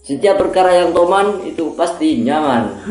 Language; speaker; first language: Indonesian; native; Indonesian